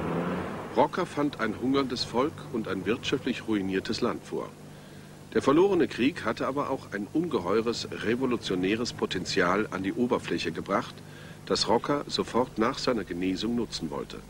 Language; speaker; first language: German; native; German